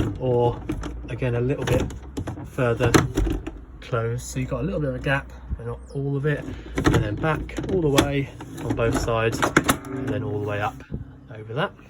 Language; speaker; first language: English; native; English